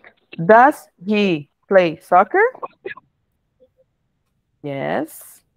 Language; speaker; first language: English; non-native, fluent; Portuguese